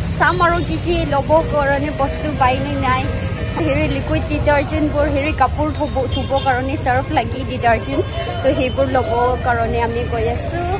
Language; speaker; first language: Assamese; non-native, local second language; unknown